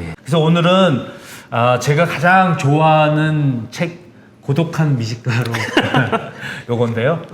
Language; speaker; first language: Korean; native; Korean